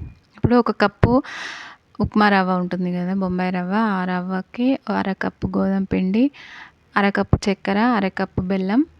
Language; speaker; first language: Telugu; native; Telugu